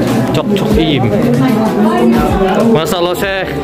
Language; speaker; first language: Indonesian; native; Indonesian